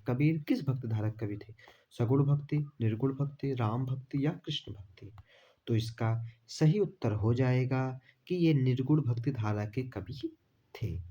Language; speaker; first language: Hindi; native; Hindi